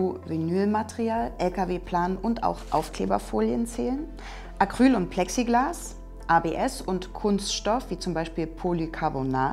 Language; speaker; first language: German; native; German